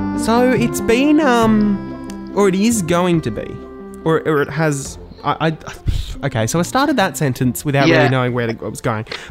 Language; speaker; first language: English; native; English